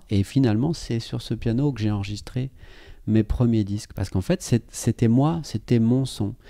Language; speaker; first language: French; native; French